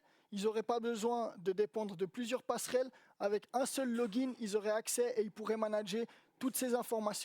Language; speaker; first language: French; native; French